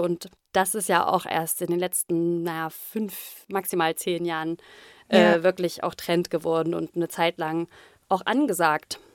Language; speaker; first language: German; native; German